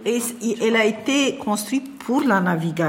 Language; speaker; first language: French; non-native, fluent; Romanian